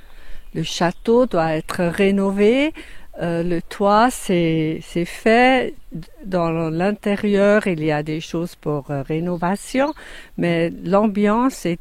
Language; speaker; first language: French; non-native, fluent; German